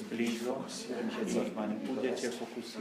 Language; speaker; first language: Slovak; non-native, learner; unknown